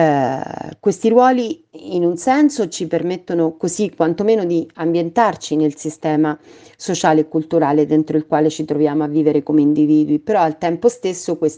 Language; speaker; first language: Italian; native; Italian